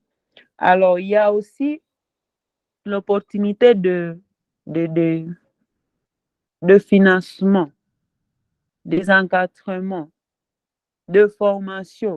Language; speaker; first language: French; non-native, local second language; Swahili